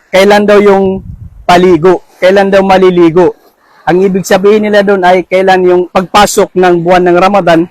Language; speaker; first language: Filipino; non-native, local second language; Maranao